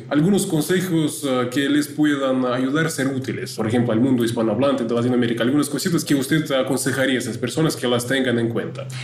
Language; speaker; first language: Spanish; non-native, fluent; Russian